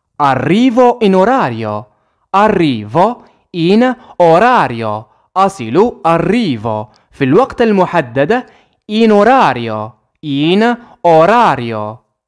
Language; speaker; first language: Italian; non-native, fluent; Arabic